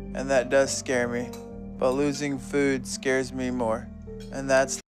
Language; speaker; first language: English; native; English